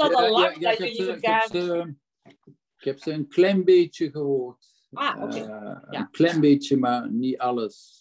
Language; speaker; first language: Dutch; non-native, local second language; French